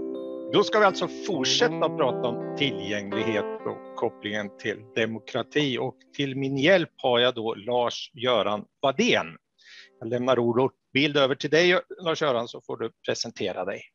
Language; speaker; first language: Swedish; native; Swedish